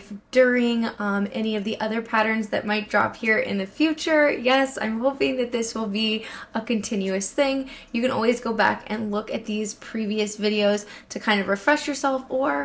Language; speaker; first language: English; native; English